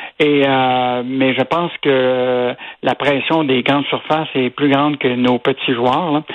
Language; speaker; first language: French; native; French